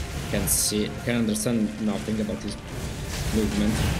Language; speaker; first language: English; non-native, fluent; Italian